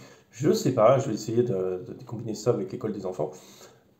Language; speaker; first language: French; native; French